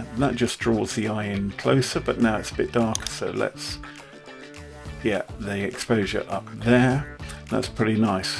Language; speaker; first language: English; native; English